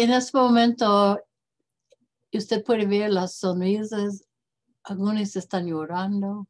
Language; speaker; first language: Spanish; non-native, learner; English